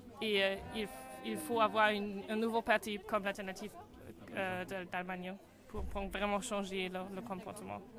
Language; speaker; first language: French; non-native, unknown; German